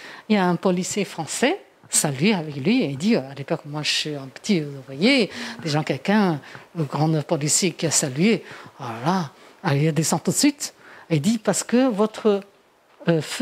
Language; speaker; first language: French; non-native, fluent; Chinese